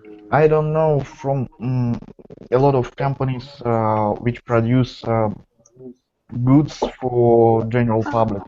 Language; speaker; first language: English; non-native, fluent; Russian